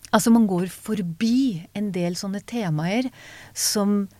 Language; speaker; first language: Norwegian; non-native, fluent; Hebrew